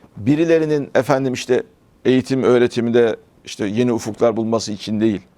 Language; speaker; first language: Turkish; native; Turkish